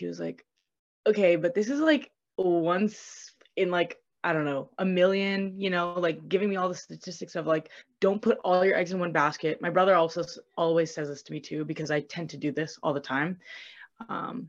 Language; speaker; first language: English; native; English